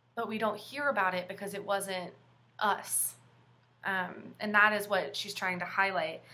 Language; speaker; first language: English; native; English